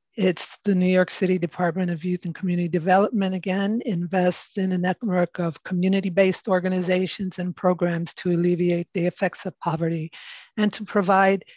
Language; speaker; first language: English; native; English